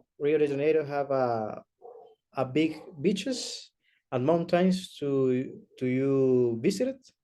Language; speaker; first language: English; non-native, learner; Spanish